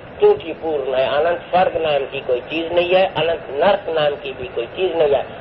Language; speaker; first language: Hindi; non-native, local second language; Bangla